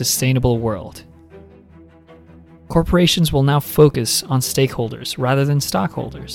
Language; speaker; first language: English; non-native, local second language; Filipino